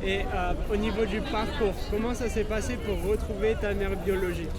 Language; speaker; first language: French; native; French